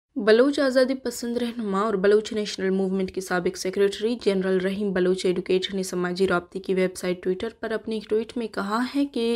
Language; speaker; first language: Urdu; non-native, local second language; Baluchi